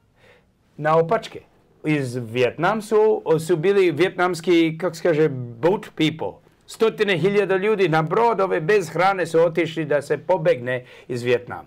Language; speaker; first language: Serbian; early bilingual, heritage; English